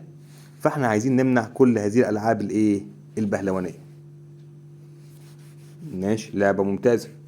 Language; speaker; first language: Arabic; native; Arabic